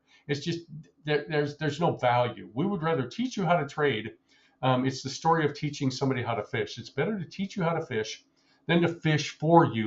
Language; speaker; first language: English; native; English